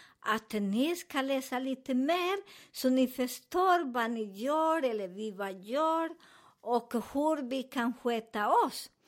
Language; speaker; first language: Swedish; non-native, learner; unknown